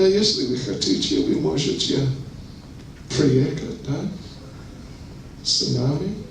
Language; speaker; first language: Russian; non-native, learner; English